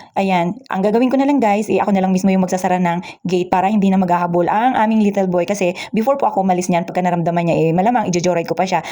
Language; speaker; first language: Filipino; native; Filipino